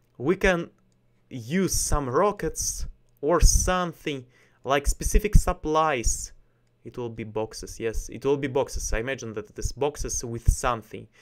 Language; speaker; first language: English; non-native, learner; Russian